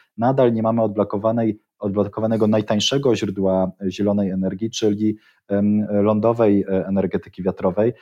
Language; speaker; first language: Polish; native; Polish